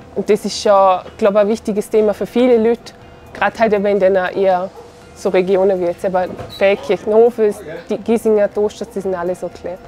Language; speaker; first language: German; native; German